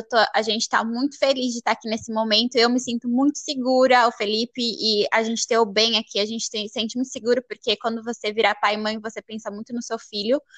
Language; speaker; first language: Portuguese; native; Portuguese